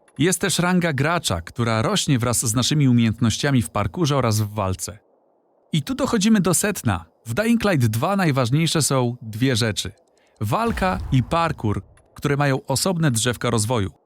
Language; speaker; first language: Polish; native; Polish